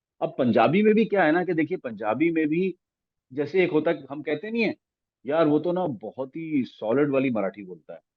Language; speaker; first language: Hindi; non-native, local second language; Punjabi